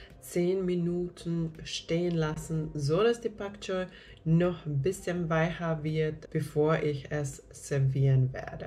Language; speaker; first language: German; non-native, fluent; Finnish